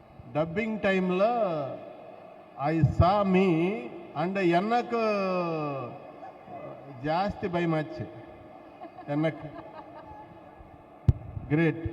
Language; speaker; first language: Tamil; non-native, learner; Telugu